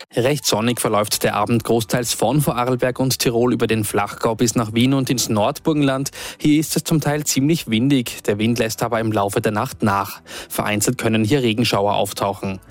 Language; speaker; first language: German; native; German